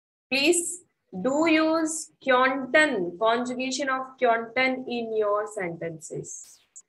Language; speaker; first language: English; non-native, local second language; Hindi